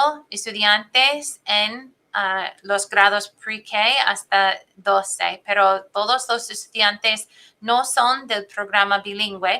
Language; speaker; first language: Spanish; non-native, fluent; English